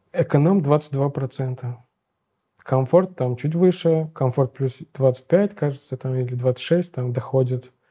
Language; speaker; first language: Russian; non-native, local second language; Uzbek